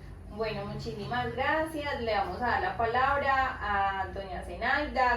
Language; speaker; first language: Spanish; native; Spanish